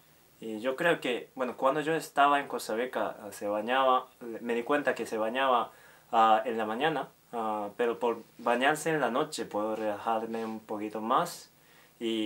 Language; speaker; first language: Spanish; non-native, fluent; Japanese